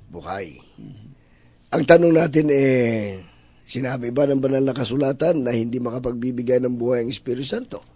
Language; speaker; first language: Filipino; non-native, local second language; Iloko